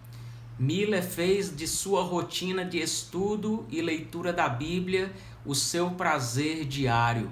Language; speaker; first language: Portuguese; native; Portuguese